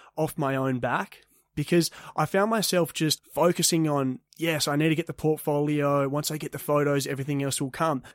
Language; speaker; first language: English; native; English